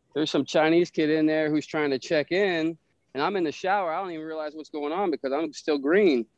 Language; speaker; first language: English; native; English